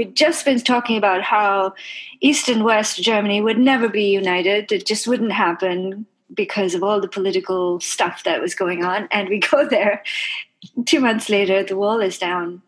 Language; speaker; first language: English; non-native, local second language; Bangla